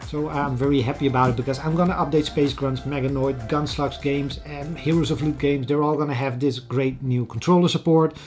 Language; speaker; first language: English; non-native, fluent; Dutch